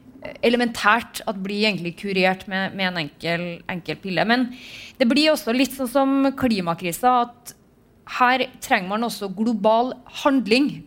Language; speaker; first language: Norwegian; native; Norwegian